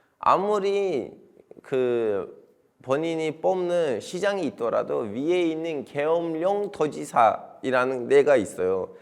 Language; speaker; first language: Korean; non-native, fluent; Turkish